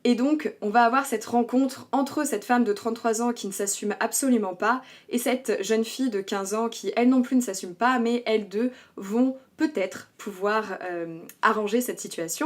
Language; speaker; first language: French; native; French